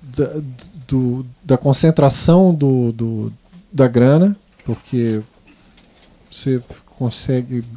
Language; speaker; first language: Portuguese; non-native, fluent; Italian